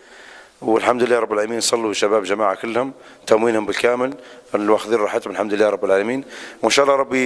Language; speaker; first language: Arabic; native; Arabic